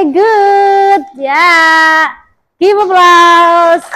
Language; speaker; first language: English; non-native, learner; Indonesian